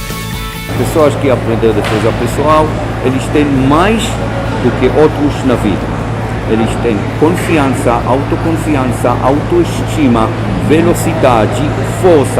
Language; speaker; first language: Portuguese; non-native, fluent; Hebrew